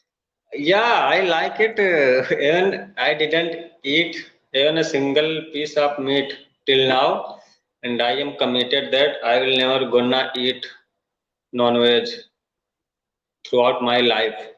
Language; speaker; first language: English; non-native, learner; Hindi